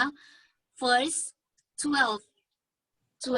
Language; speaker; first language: English; non-native, learner; Indonesian